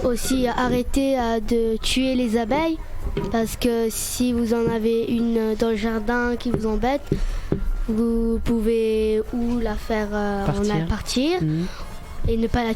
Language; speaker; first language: French; native; French